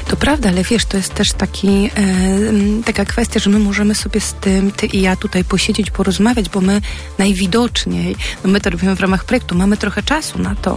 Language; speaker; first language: Polish; native; Polish